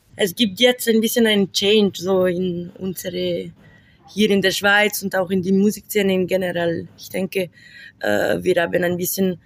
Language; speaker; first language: German; non-native, local second language; Italian